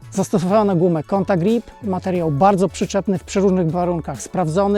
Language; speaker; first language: Polish; native; Polish